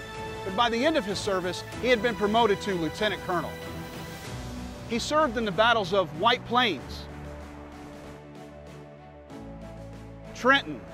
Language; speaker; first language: English; native; English